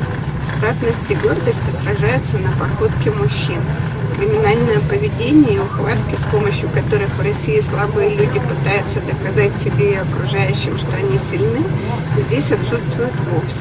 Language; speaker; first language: Russian; native; Russian